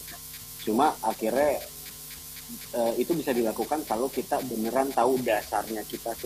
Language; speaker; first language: Indonesian; native; Indonesian